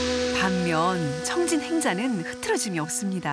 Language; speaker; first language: Korean; native; Korean